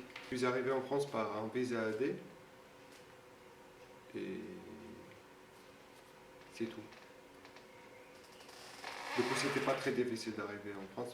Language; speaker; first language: French; non-native, fluent; Arabic